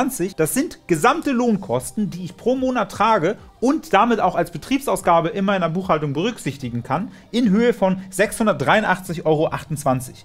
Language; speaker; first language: German; native; German